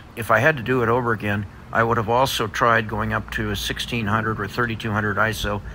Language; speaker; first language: English; native; English